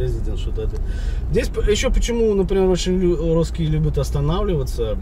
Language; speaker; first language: Russian; native; Russian